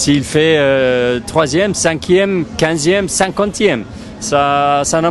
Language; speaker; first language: French; non-native, fluent; English